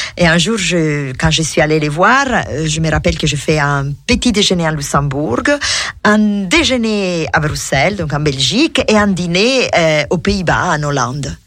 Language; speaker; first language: French; non-native, fluent; Italian